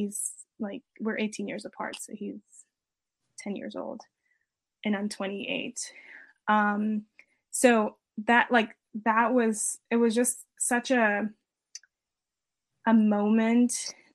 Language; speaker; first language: English; native; English